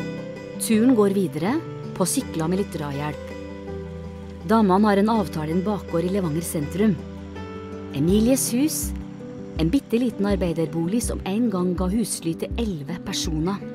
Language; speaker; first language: Norwegian; native; Norwegian